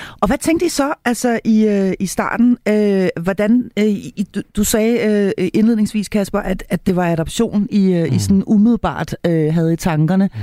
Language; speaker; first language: Danish; native; Danish